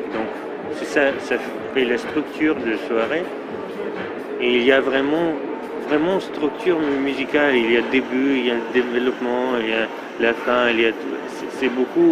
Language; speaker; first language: French; non-native, fluent; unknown